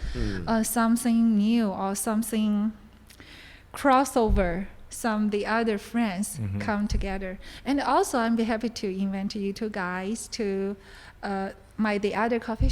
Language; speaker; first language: English; non-native, learner; Chinese